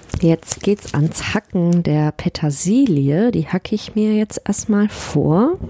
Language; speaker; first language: German; early bilingual, other home language; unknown